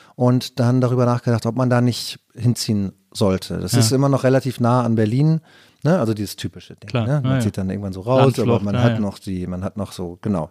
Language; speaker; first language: German; native; German